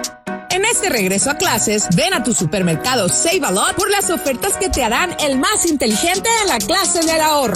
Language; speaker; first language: Spanish; native; Spanish